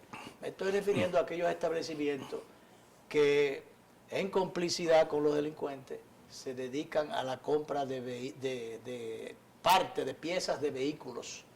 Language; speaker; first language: Spanish; native; Spanish